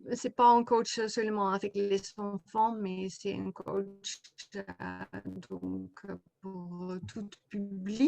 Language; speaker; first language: French; non-native, fluent; Dutch